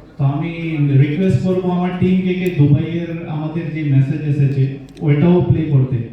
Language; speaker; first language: Bangla; non-native, local second language; Hindi